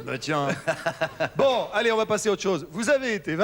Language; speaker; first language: French; native; French